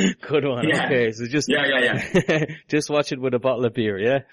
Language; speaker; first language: English; native; English